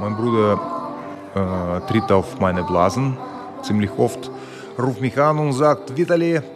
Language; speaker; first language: German; non-native, fluent; Russian